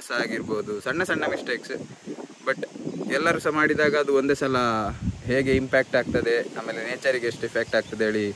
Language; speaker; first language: Kannada; native; Kannada